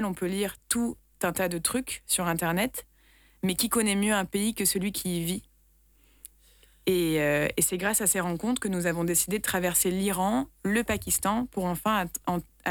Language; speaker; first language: French; native; French